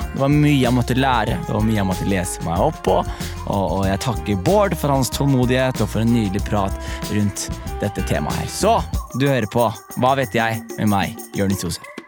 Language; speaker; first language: Norwegian; early bilingual, other home language; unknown